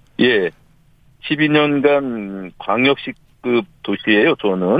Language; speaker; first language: Korean; native; Korean